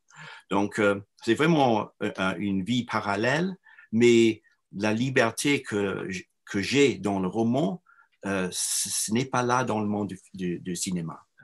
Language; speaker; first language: French; non-native, fluent; English